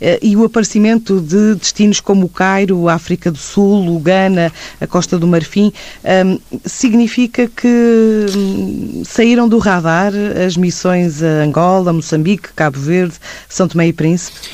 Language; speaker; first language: Portuguese; native; Portuguese